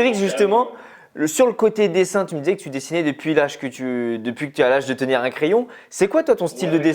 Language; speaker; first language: French; native; French